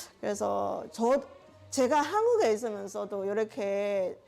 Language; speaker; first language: Korean; non-native, learner; Burmese